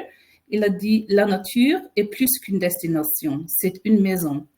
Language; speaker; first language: French; non-native, fluent; Faroese